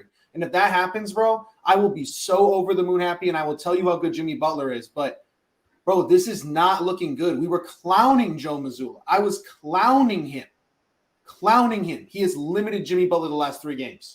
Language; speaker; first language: English; native; English